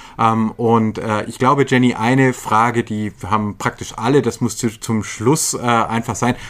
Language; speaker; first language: German; native; German